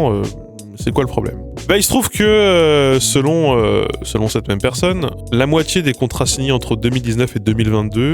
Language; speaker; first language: French; native; French